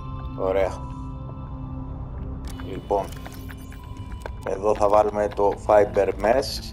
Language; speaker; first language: Greek; native; Greek